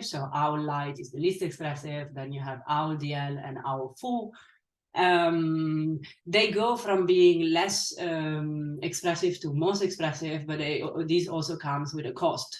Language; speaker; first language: English; non-native, fluent; Italian